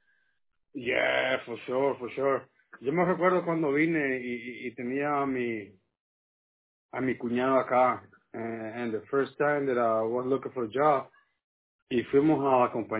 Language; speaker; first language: Spanish; native; Spanish